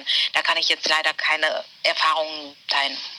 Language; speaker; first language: German; native; German